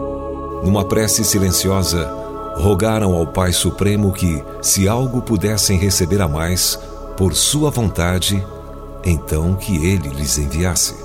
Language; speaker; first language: Portuguese; native; Portuguese